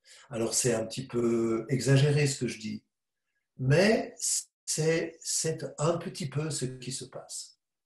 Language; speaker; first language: French; native; French